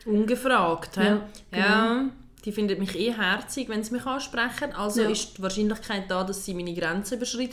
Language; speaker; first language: German; native; German